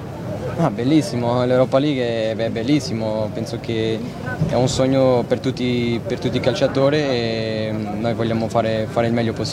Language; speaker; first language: Italian; non-native, fluent; Portuguese